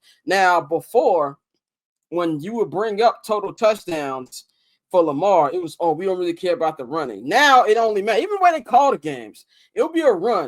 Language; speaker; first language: English; native; English